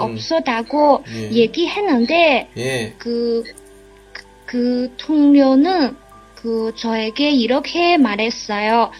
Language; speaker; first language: Korean; non-native, learner; Chinese